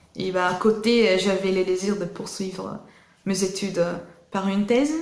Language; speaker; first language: French; non-native, fluent; Portuguese